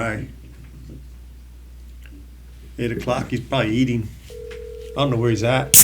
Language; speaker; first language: English; native; English